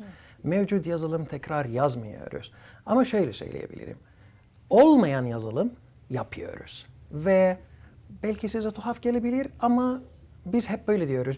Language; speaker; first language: Turkish; early bilingual, other home language; Arabic